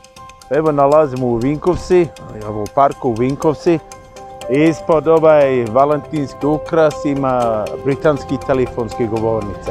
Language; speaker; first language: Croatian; non-native, learner; English